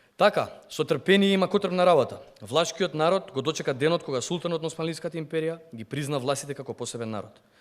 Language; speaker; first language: Macedonian; non-native, local second language; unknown